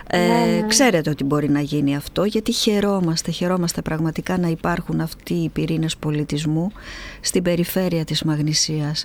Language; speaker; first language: Greek; native; Greek